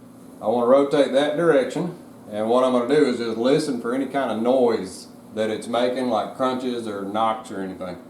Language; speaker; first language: English; native; English